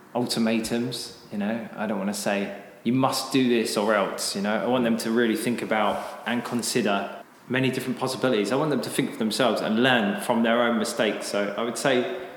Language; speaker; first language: English; native; English